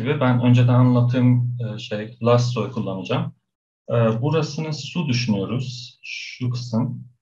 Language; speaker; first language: Turkish; non-native, fluent; Persian